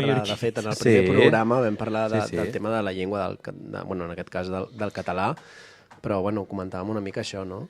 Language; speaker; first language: Catalan; native; Catalan